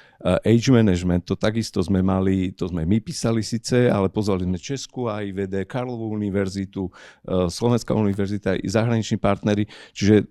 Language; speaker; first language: Slovak; native; Slovak